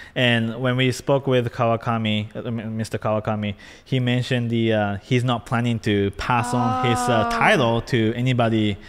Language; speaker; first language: English; non-native, fluent; Japanese